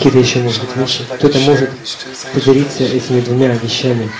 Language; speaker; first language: Russian; native; Russian